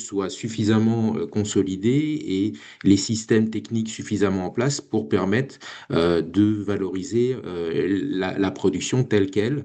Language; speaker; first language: French; native; French